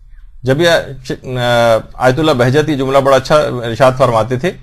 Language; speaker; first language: Urdu; native; Urdu